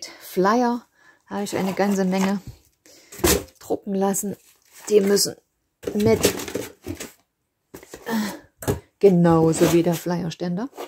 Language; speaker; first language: German; native; German